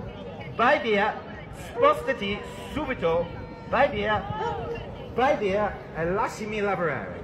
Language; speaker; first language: Italian; non-native, fluent; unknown